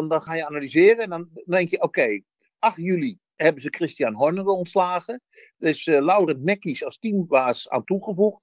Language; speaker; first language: Dutch; native; Dutch